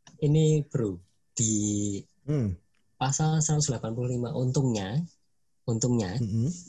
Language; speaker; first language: Indonesian; non-native, local second language; Javanese